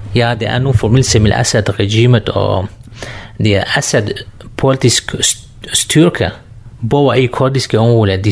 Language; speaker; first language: Danish; non-native, learner; Kurdish